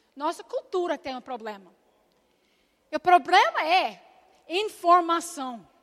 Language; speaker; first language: Portuguese; non-native, learner; English